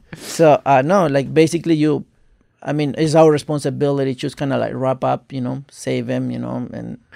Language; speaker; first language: English; non-native, fluent; Spanish